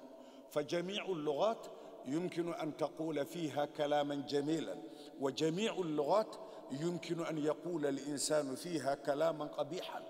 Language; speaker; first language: Arabic; non-native, fluent; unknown